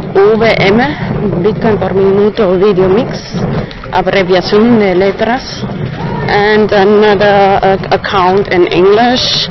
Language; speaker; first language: Spanish; non-native, fluent; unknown